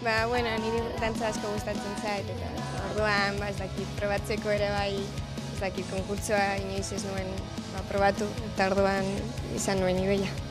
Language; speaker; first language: Basque; non-native, local second language; Spanish